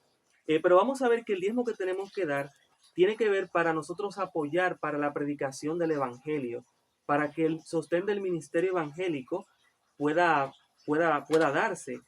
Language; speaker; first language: Spanish; native; Spanish